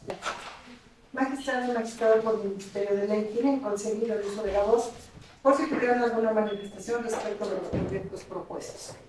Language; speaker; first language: Spanish; native; Spanish